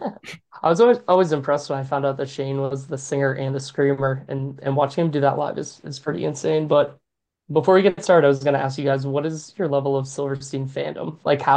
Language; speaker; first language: English; native; English